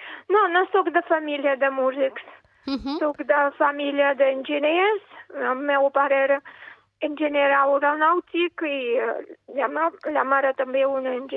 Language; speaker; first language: Catalan; non-native, fluent; Russian